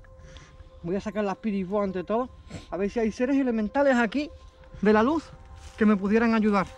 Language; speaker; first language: Spanish; native; Spanish